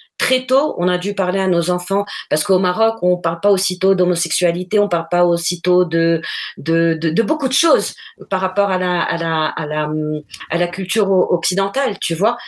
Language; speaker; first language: French; non-native, local second language; Arabic